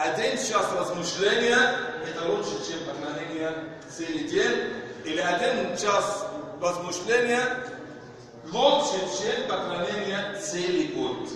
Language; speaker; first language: Russian; non-native, fluent; Arabic